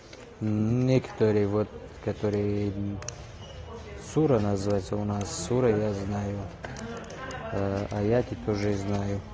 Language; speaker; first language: Russian; non-native, learner; Tajik